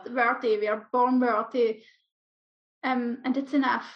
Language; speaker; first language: English; non-native, fluent; German